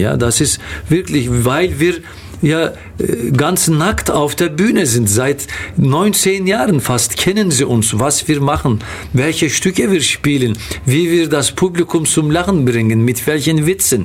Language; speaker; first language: German; non-native, fluent; Turkish